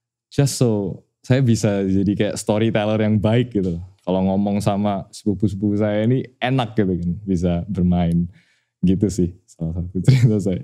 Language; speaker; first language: Indonesian; native; Indonesian